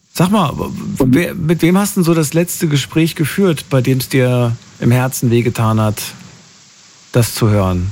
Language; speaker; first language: German; native; German